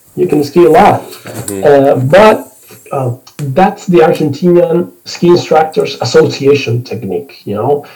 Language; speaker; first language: English; non-native, fluent; Spanish